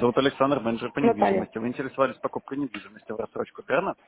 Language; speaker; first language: Russian; native; Russian